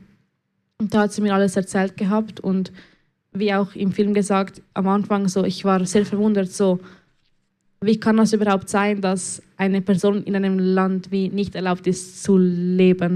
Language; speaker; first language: German; early bilingual, other home language; Spanish